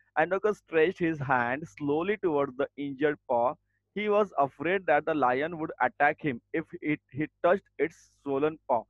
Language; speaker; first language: English; non-native, local second language; Marathi